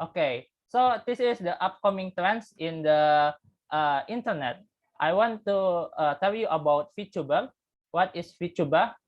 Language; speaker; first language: English; non-native, learner; Indonesian